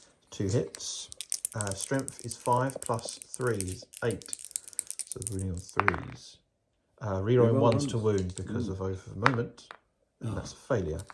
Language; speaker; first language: English; native; English